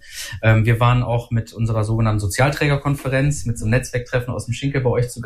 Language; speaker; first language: German; native; German